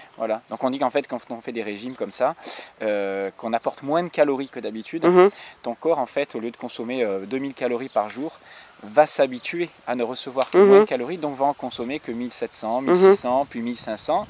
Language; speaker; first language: French; native; French